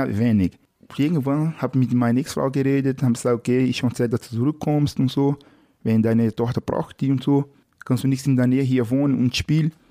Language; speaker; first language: German; non-native, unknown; Portuguese